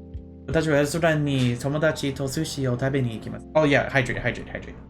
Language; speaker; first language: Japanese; non-native, learner; English